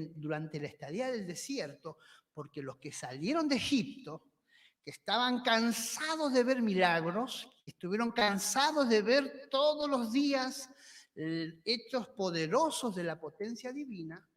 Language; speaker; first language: Spanish; native; Spanish